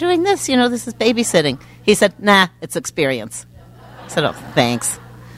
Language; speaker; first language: English; native; English